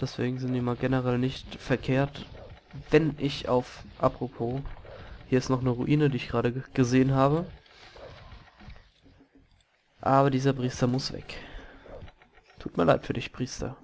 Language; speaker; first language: German; native; German